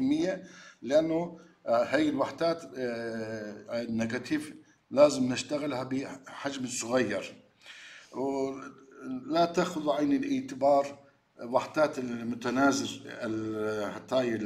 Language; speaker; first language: Arabic; non-native, learner; Turkish